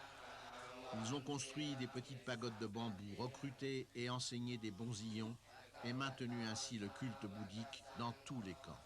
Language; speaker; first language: French; native; French